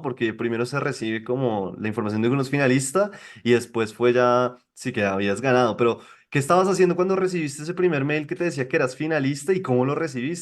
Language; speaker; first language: Spanish; native; Spanish